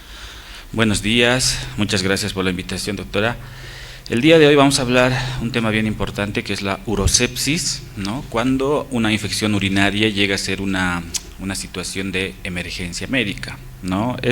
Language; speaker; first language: Spanish; native; Spanish